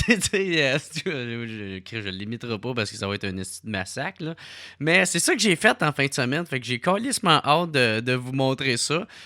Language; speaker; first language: French; native; French